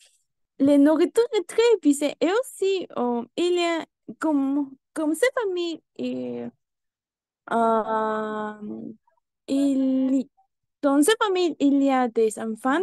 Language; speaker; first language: French; non-native, learner; Spanish